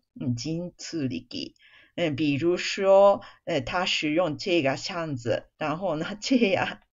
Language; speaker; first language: Chinese; non-native, fluent; Japanese